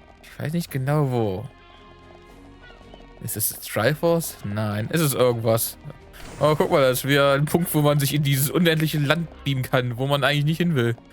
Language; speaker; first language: German; native; German